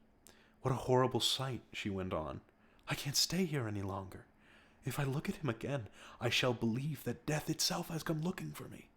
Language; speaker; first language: English; native; English